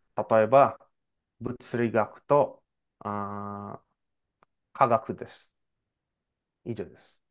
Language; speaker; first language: Japanese; non-native, learner; Indonesian